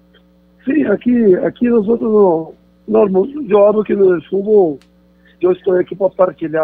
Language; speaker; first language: Spanish; non-native, fluent; Portuguese